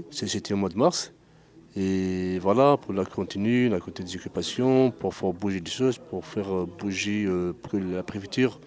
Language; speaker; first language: French; non-native, local second language; Arabic